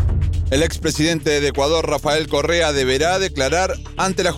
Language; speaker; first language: Spanish; native; Spanish